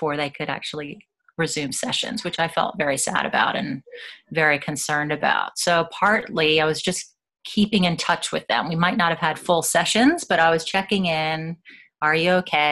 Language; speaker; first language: English; native; English